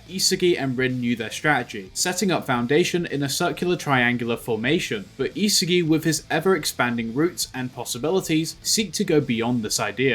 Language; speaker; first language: English; native; English